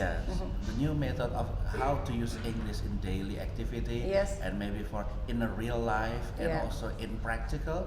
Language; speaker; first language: English; non-native, fluent; Indonesian